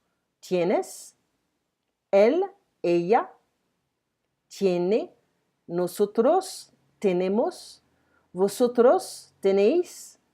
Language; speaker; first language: Spanish; non-native, fluent; French